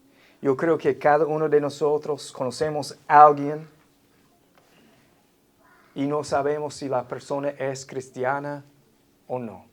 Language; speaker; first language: Spanish; non-native, fluent; English